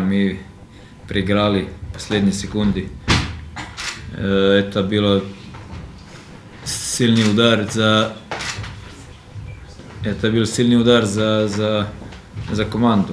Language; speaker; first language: Russian; non-native, learner; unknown